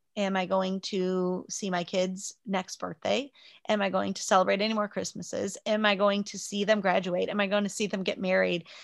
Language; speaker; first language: English; native; English